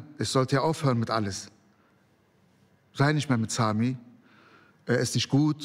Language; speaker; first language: German; early bilingual, other home language; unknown